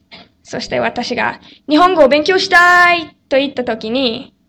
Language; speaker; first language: Japanese; non-native, learner; English